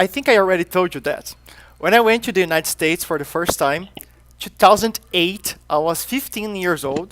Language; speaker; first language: English; non-native, fluent; Portuguese